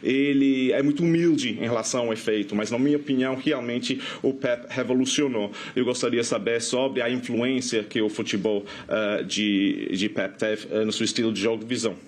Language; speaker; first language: Portuguese; non-native, fluent; English